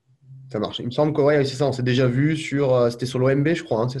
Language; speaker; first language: French; native; French